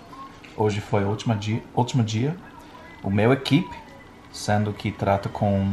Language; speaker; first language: Portuguese; non-native, fluent; English